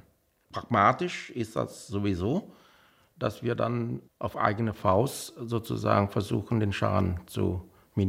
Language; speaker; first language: German; non-native, fluent; Vietnamese